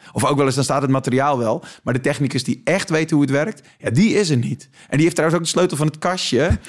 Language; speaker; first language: Dutch; native; Dutch